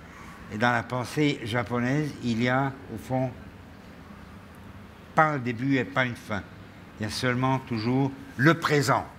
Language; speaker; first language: French; non-native, fluent; German